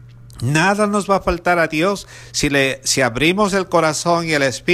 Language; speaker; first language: Spanish; native; Spanish